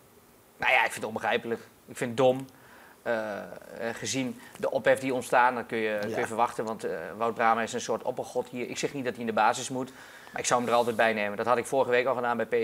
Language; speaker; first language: Dutch; native; Dutch